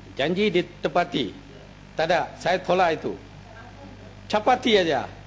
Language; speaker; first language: Malay; non-native, local second language; Tamil